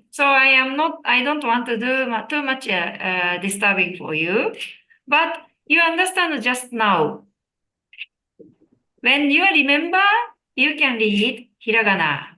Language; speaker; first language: English; non-native, learner; Japanese